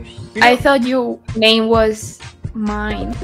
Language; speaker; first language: English; non-native, learner; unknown